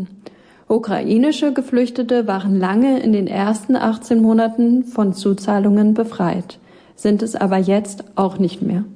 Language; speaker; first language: German; native; German